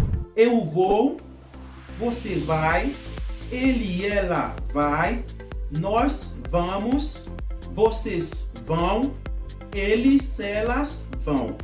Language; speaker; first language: Portuguese; non-native, fluent; Haitian Creole